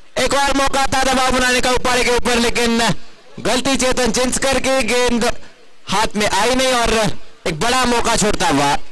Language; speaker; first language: Hindi; non-native, local second language; Marathi